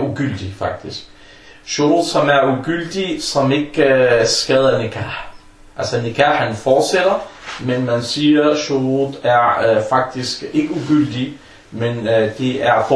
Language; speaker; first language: Danish; early bilingual, other home language; Arabic